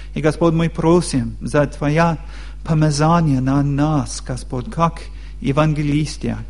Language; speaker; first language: Russian; non-native, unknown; English